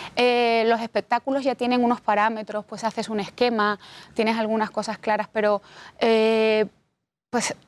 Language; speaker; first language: Spanish; native; Spanish